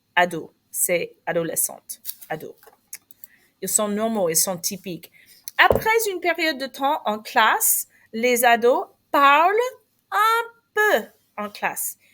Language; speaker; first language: French; non-native, fluent; English